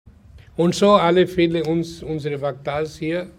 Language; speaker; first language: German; non-native, learner; Hindi